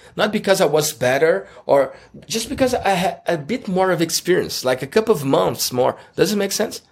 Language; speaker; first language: English; non-native, fluent; Portuguese